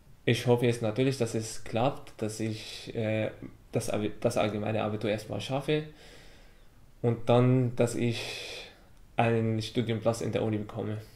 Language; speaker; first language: German; non-native, fluent; Arabic